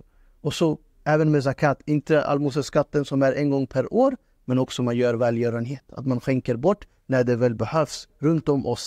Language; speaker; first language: Swedish; non-native, fluent; Urdu